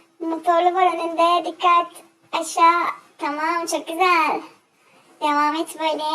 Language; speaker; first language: Turkish; native; Turkish